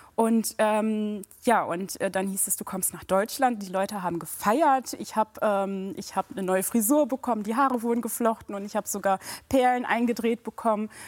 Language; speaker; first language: German; early bilingual, other home language; Dyula